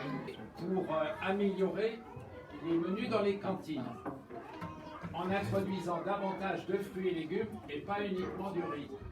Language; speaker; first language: French; native; French